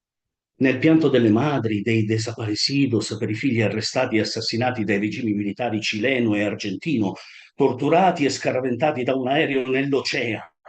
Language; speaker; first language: Italian; native; Italian